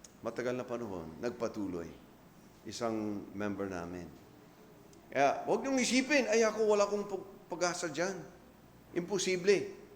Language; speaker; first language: Filipino; non-native, fluent; English